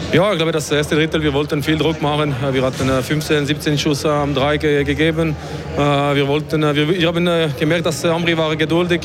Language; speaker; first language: German; non-native, fluent; French